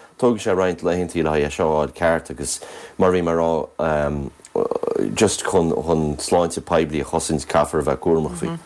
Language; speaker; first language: Irish; native; Irish